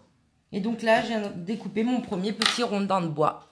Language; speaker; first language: French; native; French